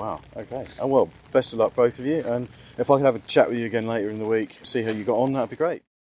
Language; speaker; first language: English; native; English